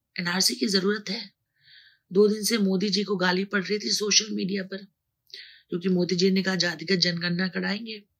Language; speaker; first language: Hindi; native; Hindi